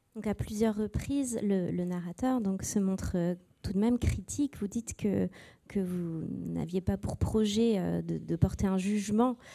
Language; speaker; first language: French; native; French